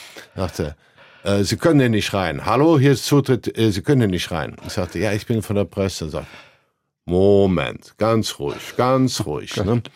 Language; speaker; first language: German; native; German